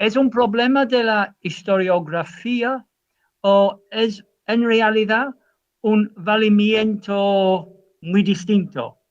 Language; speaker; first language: Spanish; non-native, learner; English